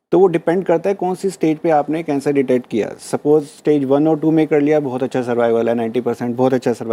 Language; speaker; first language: Hindi; native; Hindi